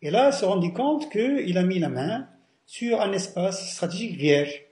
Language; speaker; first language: French; non-native, local second language; Arabic